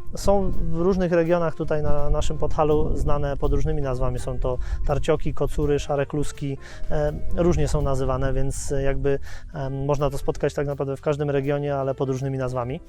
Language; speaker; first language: Polish; native; Polish